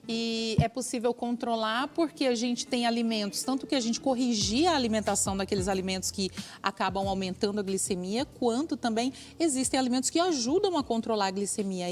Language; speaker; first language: Portuguese; native; Portuguese